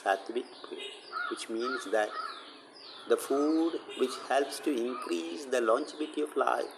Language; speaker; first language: English; non-native, local second language; Malayalam